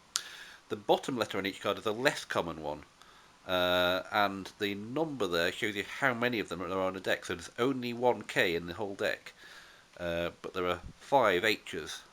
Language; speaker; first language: English; native; English